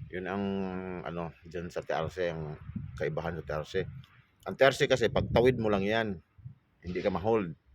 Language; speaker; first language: Filipino; native; Filipino